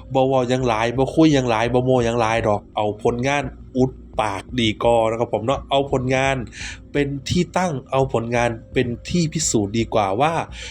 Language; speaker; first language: Thai; native; Thai